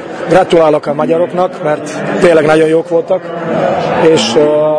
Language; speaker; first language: Hungarian; non-native, fluent; Serbian